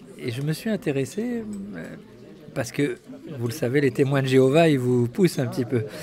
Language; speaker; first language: French; early bilingual, other home language; Arabic